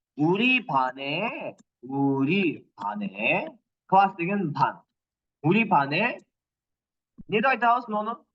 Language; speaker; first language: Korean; non-native, fluent; Kyrgyz